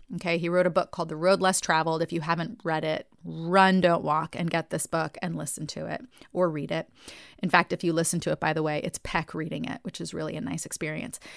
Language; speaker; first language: English; native; English